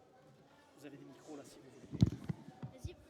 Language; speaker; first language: French; native; French